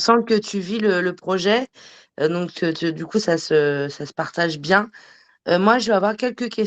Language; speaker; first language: French; native; French